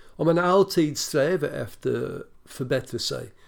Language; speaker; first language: Swedish; non-native, fluent; English